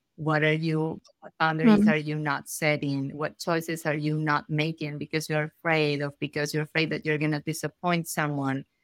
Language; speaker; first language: English; non-native, fluent; Spanish